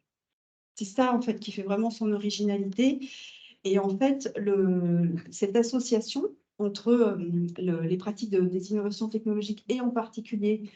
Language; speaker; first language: French; native; French